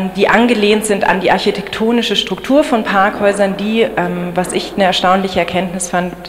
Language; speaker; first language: German; native; German